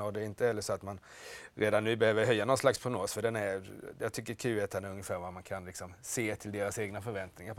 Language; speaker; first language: Swedish; native; Swedish